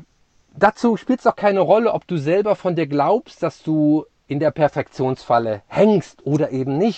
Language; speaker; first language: German; native; German